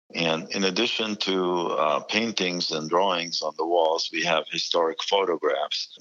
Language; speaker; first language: English; non-native, fluent; Arabic